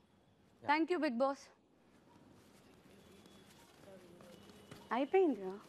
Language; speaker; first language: Telugu; native; Telugu